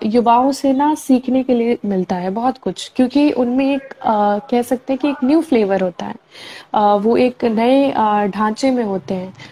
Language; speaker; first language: Hindi; native; Hindi